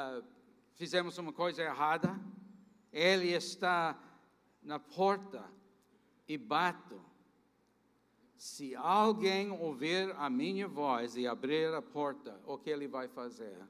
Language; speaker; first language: Portuguese; non-native, fluent; English